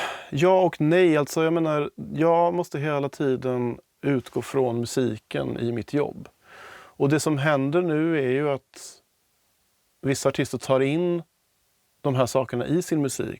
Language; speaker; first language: Swedish; native; Swedish